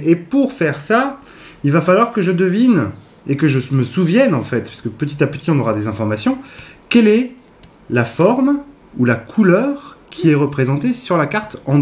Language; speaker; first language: French; native; French